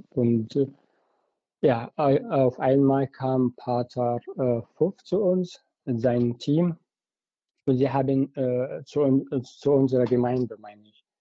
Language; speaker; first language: German; non-native, fluent; Arabic